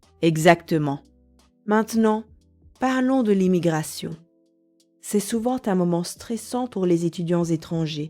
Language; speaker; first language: French; native; French